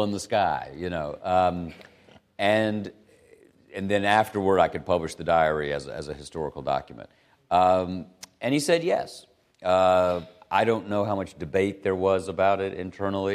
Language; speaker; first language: English; native; English